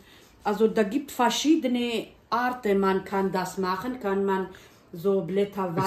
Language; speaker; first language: German; non-native, learner; Kurdish